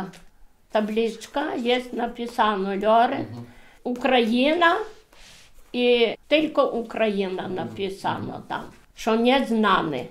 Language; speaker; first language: Polish; early bilingual, heritage; Polish